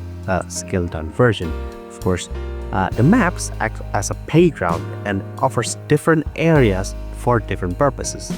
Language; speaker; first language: English; non-native, fluent; Indonesian